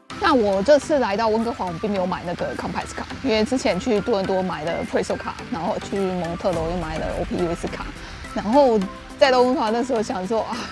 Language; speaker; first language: Chinese; native; Chinese